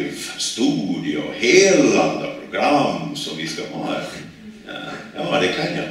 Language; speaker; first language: Swedish; non-native, fluent; English